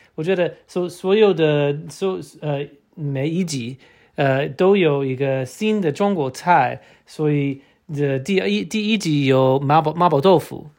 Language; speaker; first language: Chinese; non-native, learner; English